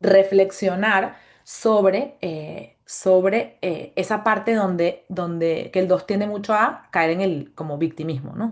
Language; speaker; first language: Spanish; native; Spanish